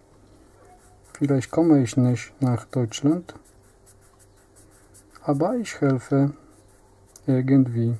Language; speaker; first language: German; non-native, learner; Polish